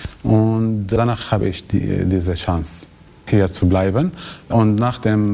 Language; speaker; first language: German; non-native, learner; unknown